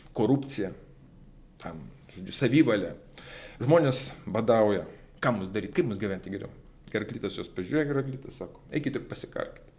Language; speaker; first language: Lithuanian; non-native, local second language; Russian